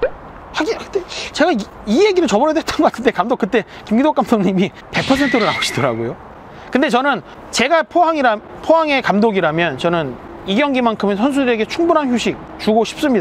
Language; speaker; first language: Korean; native; Korean